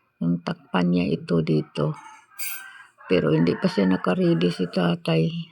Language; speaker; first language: Filipino; non-native, local second language; Cebuano